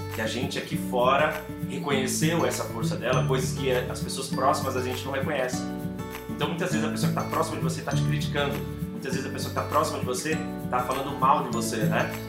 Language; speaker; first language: Portuguese; native; Portuguese